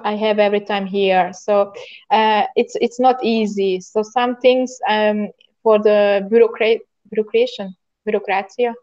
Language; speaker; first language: English; non-native, learner; Hungarian